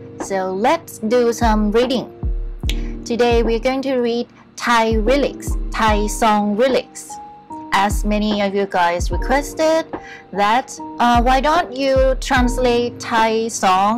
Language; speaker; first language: English; non-native, fluent; Thai